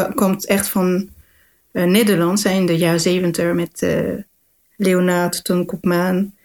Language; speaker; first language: Dutch; non-native, fluent; French